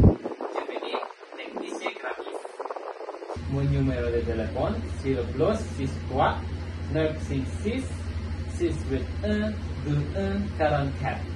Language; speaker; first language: French; non-native, learner; Filipino